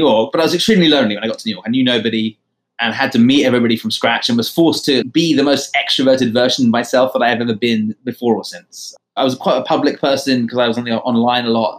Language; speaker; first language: English; native; English